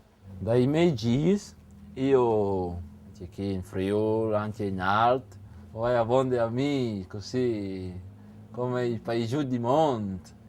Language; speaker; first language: Italian; non-native, learner; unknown